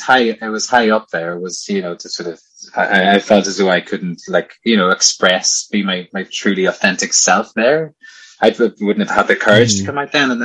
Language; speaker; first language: English; native; English